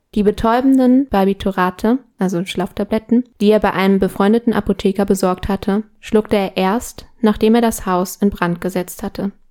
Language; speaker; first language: German; non-native, fluent; Spanish